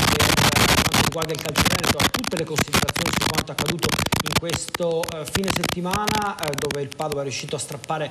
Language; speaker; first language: Italian; native; Italian